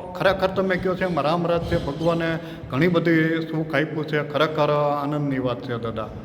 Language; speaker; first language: Gujarati; native; Gujarati